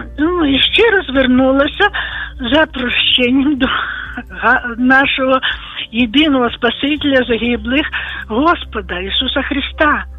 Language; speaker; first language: Ukrainian; native; Ukrainian